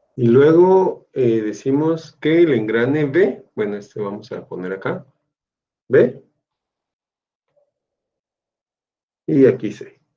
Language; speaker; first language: Spanish; native; Spanish